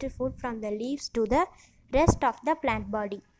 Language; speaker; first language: English; non-native, local second language; Tamil